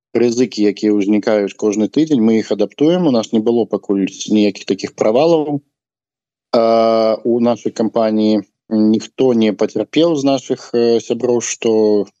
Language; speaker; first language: Belarusian; non-native, local second language; Russian